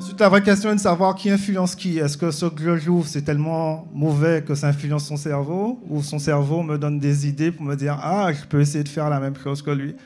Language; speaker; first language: French; native; French